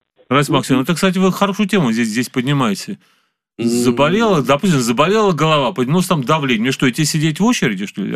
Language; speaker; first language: Russian; native; Russian